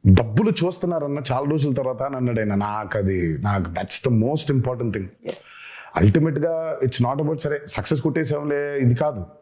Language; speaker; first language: Telugu; native; Telugu